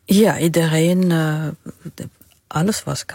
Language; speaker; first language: Dutch; non-native, fluent; Arabic